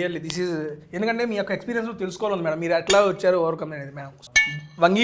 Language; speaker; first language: Telugu; native; Telugu